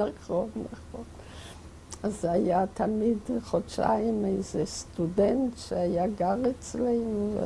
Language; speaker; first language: Hebrew; non-native, fluent; Yiddish